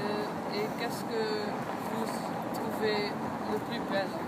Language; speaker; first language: French; non-native, learner; Dutch